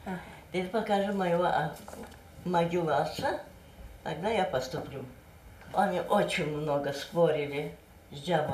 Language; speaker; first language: Russian; non-native, local second language; Azerbaijani